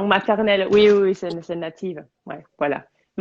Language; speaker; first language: French; non-native, fluent; English